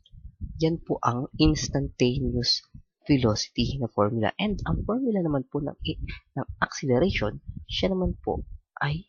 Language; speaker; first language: Filipino; native; Filipino